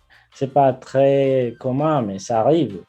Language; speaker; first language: French; non-native, fluent; Spanish